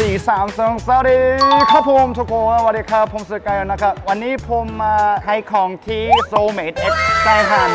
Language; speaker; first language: Thai; non-native, learner; Korean